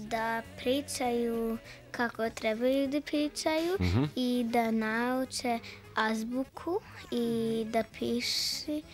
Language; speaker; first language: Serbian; early bilingual, heritage; Serbian